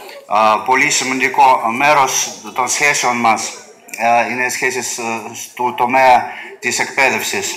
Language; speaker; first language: Greek; non-native, learner; Russian